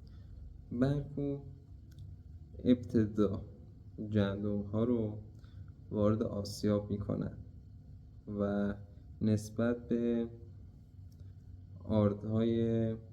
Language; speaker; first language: Persian; native; Persian